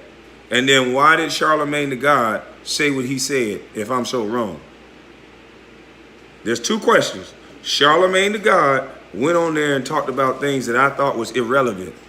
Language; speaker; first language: English; native; English